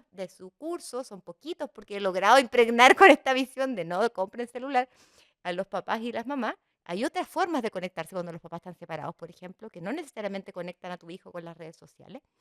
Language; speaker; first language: Spanish; native; Spanish